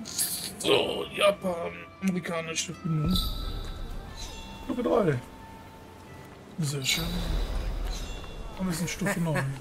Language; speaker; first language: German; native; German